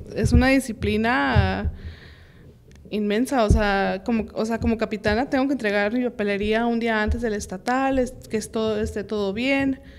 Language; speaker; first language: Spanish; early bilingual, heritage; Spanish